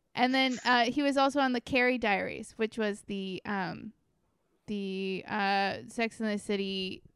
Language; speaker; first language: English; native; English